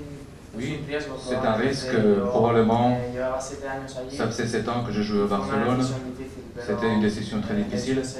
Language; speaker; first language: French; non-native, fluent; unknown